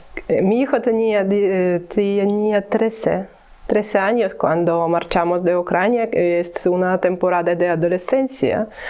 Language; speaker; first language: Spanish; non-native, learner; Ukrainian